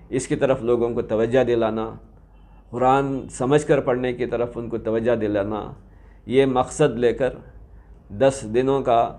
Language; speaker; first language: Hindi; non-native, local second language; Urdu